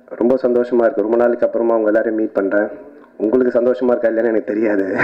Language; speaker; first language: Tamil; native; Tamil